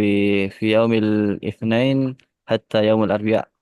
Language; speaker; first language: Arabic; non-native, learner; Indonesian